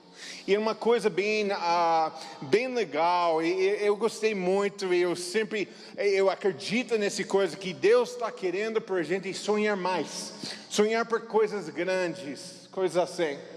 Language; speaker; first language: Portuguese; non-native, fluent; English